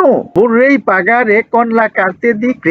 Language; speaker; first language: Italian; non-native, learner; Bangla